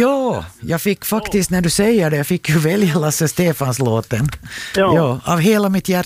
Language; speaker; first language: Swedish; native; Swedish